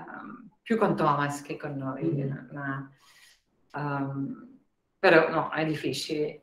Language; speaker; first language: Italian; non-native, fluent; French